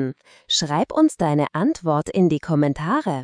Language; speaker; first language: German; non-native, fluent; Spanish